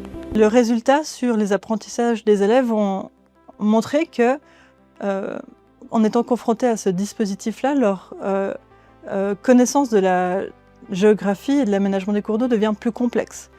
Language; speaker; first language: French; native; French